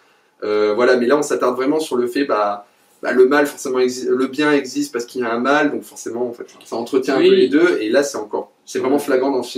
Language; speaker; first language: French; native; French